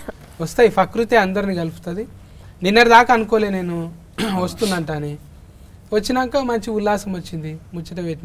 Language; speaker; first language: Telugu; native; Telugu